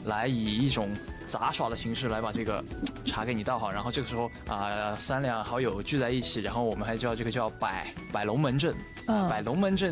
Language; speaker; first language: Chinese; native; Chinese